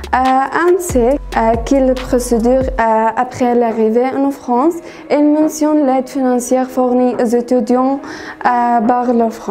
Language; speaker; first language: French; non-native, learner; Arabic